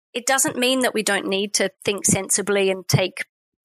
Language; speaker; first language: English; native; English